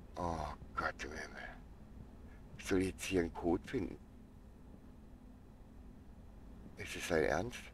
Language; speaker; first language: German; native; German